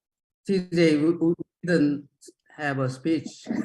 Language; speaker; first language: English; non-native, learner; Japanese